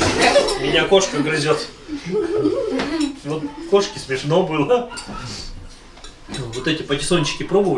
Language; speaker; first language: Russian; native; Russian